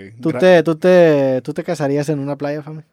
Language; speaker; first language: Spanish; native; Spanish